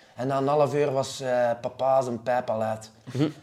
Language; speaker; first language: Dutch; native; Dutch